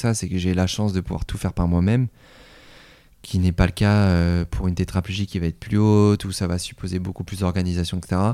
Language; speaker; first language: French; native; French